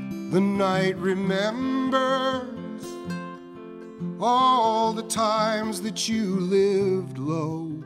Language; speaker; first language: English; native; English